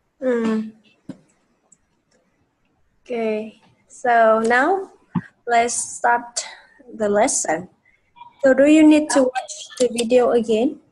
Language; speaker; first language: English; non-native, fluent; Vietnamese